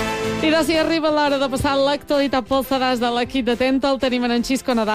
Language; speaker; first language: Catalan; native; Catalan